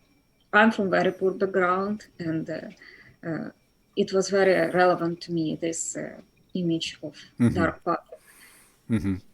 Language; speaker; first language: English; non-native, fluent; Russian